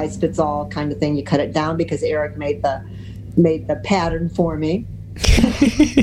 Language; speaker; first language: English; native; English